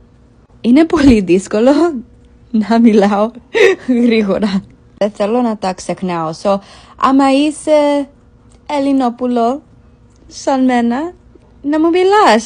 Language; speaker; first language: Greek; early bilingual, heritage; English